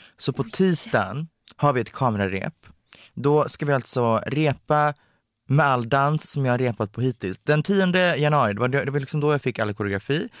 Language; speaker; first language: Swedish; native; Swedish